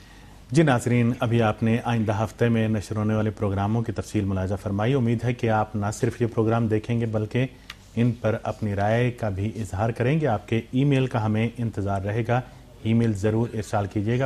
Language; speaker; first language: Urdu; native; Urdu